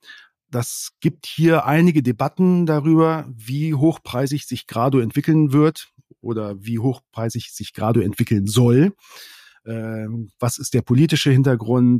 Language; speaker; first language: German; native; German